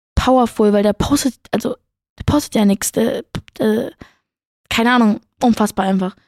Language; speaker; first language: German; native; German